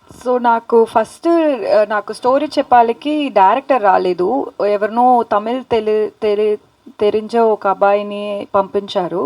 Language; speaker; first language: Telugu; non-native, local second language; Tamil